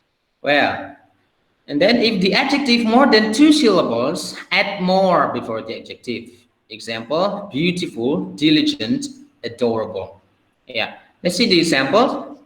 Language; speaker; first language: English; non-native, fluent; Indonesian